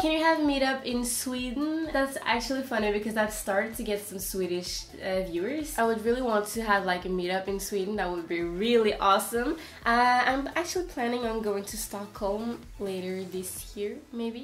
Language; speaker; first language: English; non-native, fluent; Portuguese